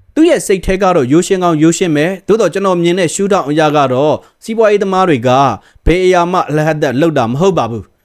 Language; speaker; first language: Burmese; native; Burmese